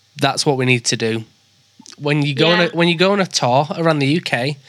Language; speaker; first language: English; native; English